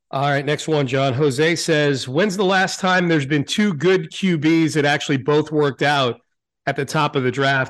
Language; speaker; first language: English; native; English